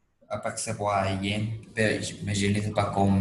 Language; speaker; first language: French; non-native, fluent; Spanish